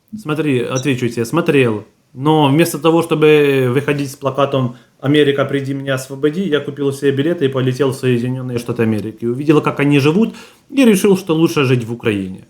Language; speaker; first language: Russian; native; Russian